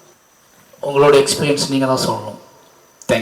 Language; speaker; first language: Tamil; native; Tamil